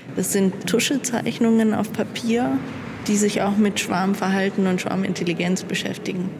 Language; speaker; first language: German; native; German